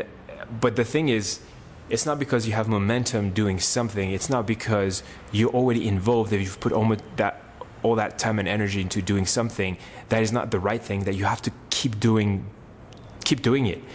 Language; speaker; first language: English; non-native, fluent; French